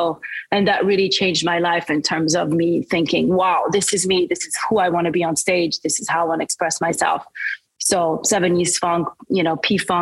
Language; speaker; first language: English; non-native, fluent; French